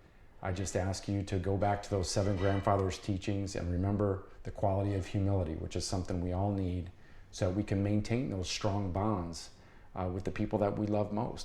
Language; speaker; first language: English; native; English